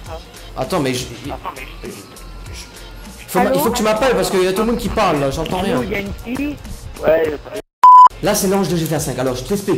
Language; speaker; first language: French; native; French